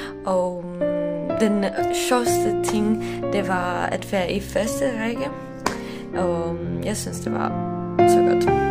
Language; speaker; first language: Danish; non-native, fluent; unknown